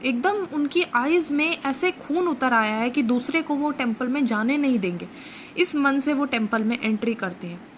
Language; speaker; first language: Hindi; native; Hindi